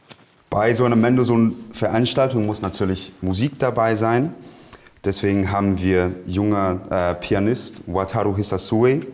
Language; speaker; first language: German; non-native, fluent; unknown